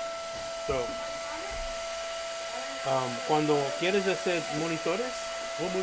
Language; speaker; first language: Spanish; early bilingual, heritage; Spanish